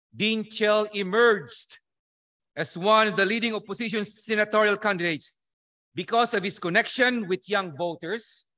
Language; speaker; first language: English; non-native, local second language; Filipino